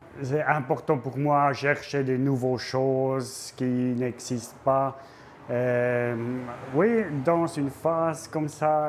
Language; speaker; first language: French; non-native, local second language; German